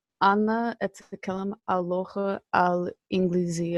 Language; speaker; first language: Arabic; non-native, learner; English